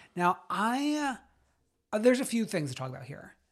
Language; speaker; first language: English; early bilingual, other home language; Italian